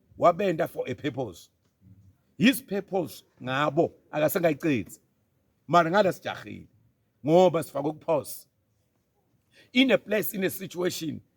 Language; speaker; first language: Zulu; non-native, local second language; Swati